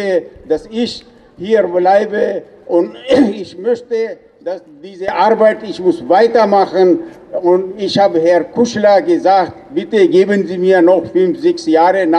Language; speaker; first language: German; non-native, learner; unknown